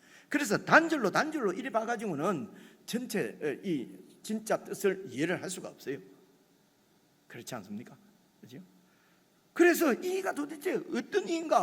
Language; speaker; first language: Korean; native; Korean